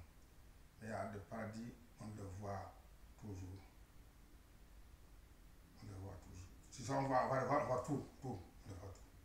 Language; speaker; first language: French; non-native, learner; Arabic